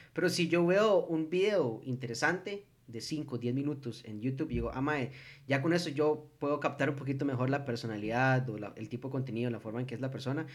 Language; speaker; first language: Spanish; early bilingual, heritage; English